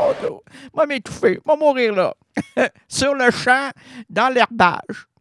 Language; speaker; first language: French; native; French